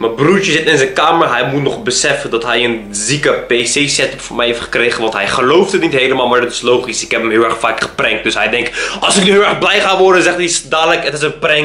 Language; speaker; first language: Dutch; native; Dutch